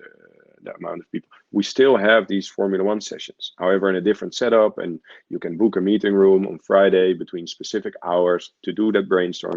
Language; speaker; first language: English; non-native, fluent; Dutch